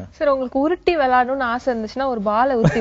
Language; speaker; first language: Tamil; native; Tamil